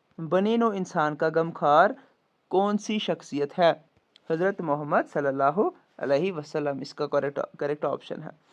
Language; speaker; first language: Urdu; non-native, local second language; Kashmiri